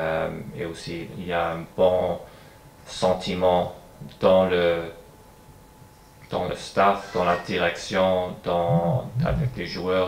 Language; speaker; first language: French; non-native, fluent; English